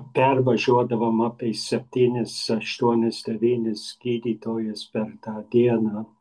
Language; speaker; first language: Lithuanian; early bilingual, heritage; Lithuanian